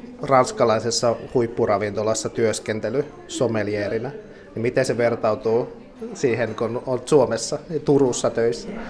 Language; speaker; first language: Finnish; native; Finnish